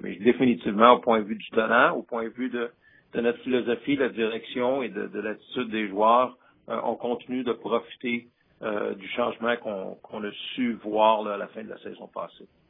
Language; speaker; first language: French; native; French